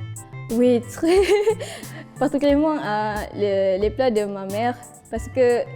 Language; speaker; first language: French; non-native, learner; Malay